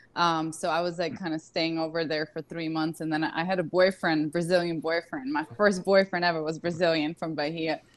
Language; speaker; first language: English; non-native, fluent; Russian